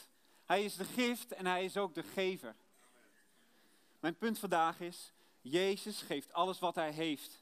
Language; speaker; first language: Dutch; native; Dutch